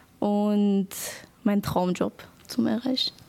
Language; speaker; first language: German; early bilingual, other home language; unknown